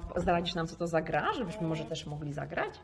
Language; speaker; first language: Polish; native; Polish